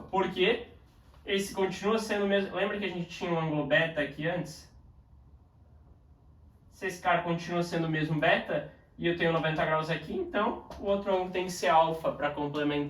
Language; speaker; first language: Portuguese; native; Portuguese